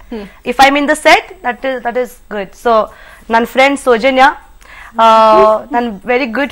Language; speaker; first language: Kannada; non-native, local second language; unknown